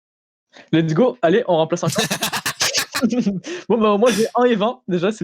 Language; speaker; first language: French; native; French